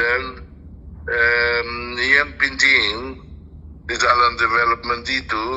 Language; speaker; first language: Indonesian; non-native, fluent; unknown